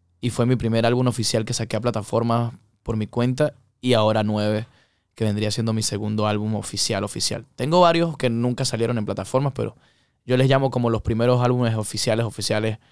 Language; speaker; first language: Spanish; native; Spanish